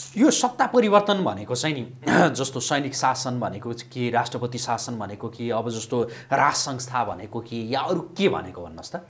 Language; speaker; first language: Nepali; native; Nepali